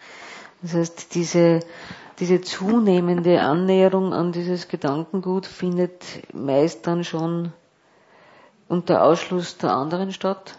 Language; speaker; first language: German; native; German